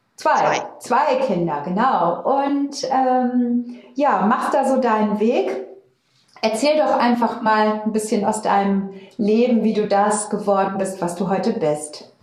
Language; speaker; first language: German; native; German